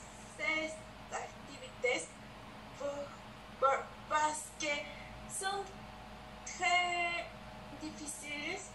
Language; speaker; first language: French; non-native, learner; Spanish